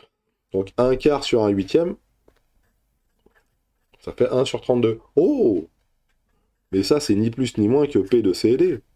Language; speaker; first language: French; native; French